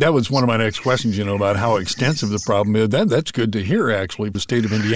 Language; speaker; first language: English; native; English